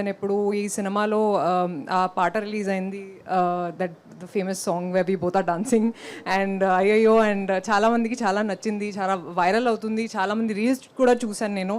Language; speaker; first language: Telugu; non-native, fluent; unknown